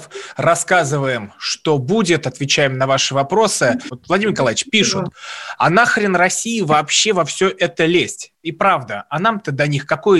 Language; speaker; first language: Russian; native; Russian